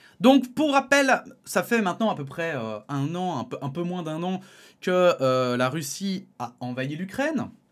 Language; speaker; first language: French; native; French